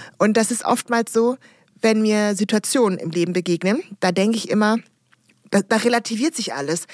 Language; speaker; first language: German; early bilingual, other home language; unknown